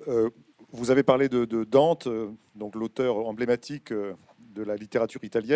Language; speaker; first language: French; native; French